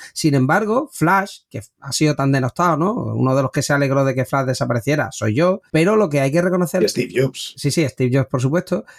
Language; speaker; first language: Spanish; native; Spanish